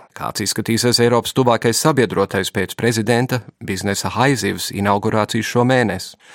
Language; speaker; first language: Latvian; early bilingual, heritage; English